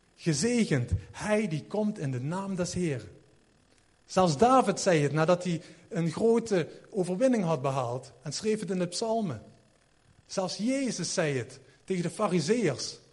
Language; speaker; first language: Dutch; native; Dutch